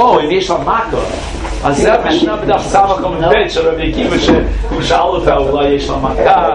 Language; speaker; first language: Hebrew; non-native, fluent; English